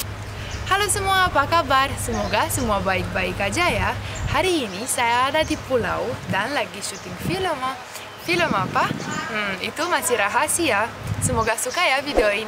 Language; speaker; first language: Indonesian; non-native, fluent; Russian